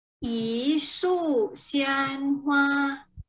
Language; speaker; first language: Chinese; non-native, fluent; Thai